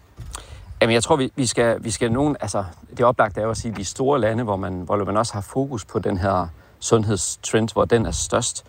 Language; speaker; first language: Danish; native; Danish